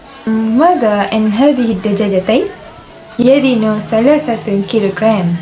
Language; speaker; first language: Arabic; non-native, learner; Malay